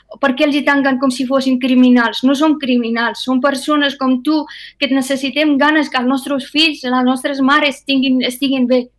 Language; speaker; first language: Catalan; non-native, fluent; Persian